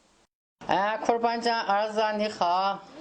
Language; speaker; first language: Chinese; non-native, local second language; Kazakh